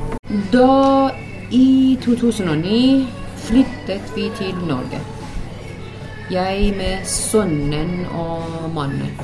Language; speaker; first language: Norwegian; non-native, learner; Persian